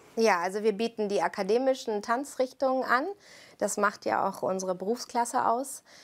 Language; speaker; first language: German; early bilingual, other home language; Italian